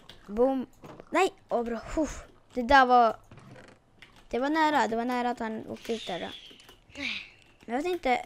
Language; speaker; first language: Swedish; native; Swedish